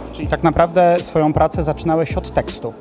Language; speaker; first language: Polish; native; Polish